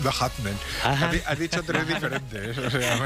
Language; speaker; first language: Spanish; native; Spanish